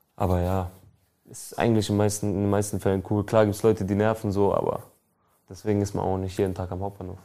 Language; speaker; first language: German; early bilingual, other home language; Albanian